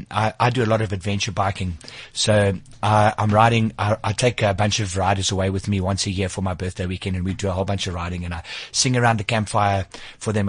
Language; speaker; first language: English; native; English